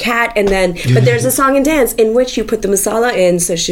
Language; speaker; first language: English; non-native, local second language; Urdu